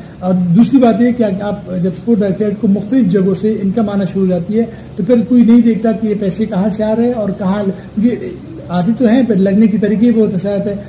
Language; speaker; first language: Urdu; non-native, local second language; Pashto